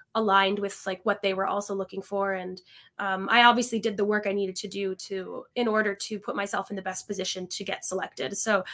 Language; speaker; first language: English; native; English